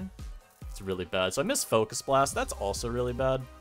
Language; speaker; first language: English; native; English